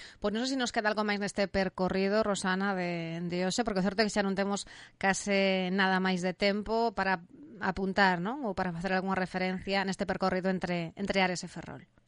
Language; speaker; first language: Galician; native; Galician